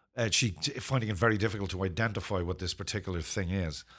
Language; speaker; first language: English; native; English